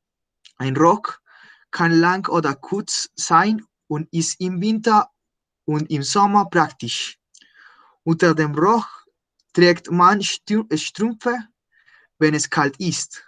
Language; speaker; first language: German; non-native, fluent; Spanish